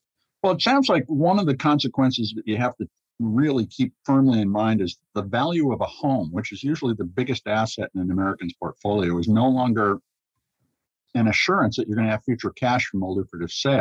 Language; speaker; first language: English; native; English